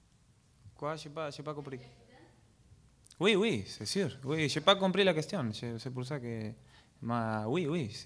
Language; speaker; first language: French; non-native, learner; Spanish